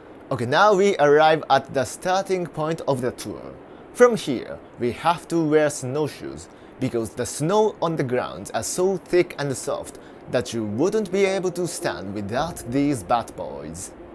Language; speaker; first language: English; non-native, fluent; Japanese